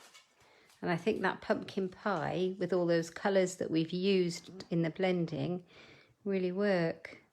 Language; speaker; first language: English; native; English